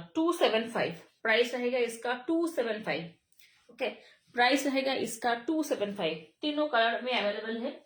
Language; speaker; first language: Hindi; non-native, local second language; Bangla